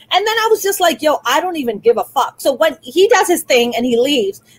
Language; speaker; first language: English; non-native, local second language; Urdu